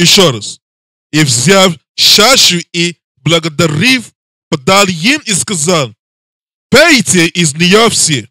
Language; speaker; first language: Russian; non-native, learner; English